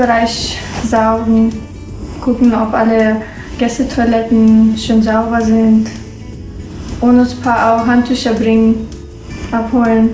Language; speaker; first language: German; non-native, fluent; Russian